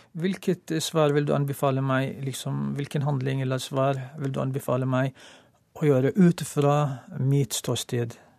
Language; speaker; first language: Norwegian; non-native, fluent; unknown